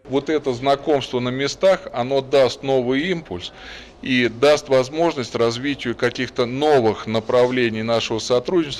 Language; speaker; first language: Russian; native; Russian